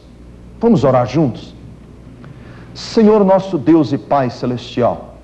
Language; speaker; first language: Portuguese; native; Portuguese